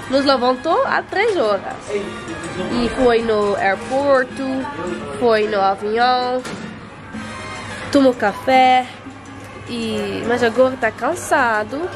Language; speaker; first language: Portuguese; non-native, learner; Dutch